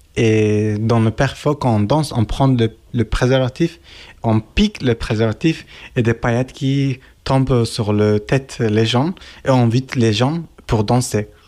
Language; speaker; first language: French; non-native, learner; Kurdish